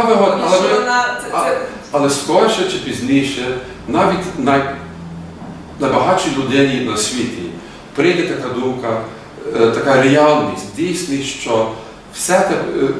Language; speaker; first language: Ukrainian; early bilingual, heritage; Ukrainian